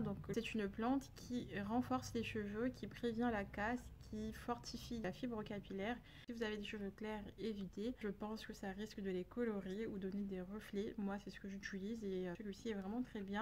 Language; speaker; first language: French; native; French